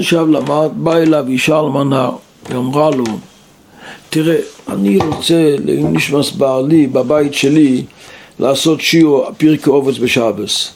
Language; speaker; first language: Hebrew; non-native, local second language; Yiddish